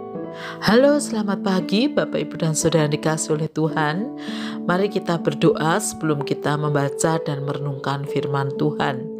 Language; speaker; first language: Indonesian; native; Indonesian